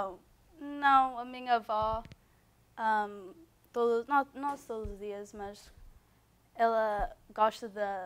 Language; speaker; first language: Portuguese; non-native, learner; English